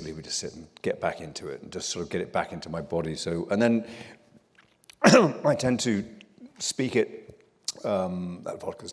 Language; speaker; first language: English; native; English